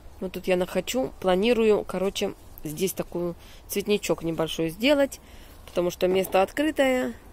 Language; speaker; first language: Russian; native; Russian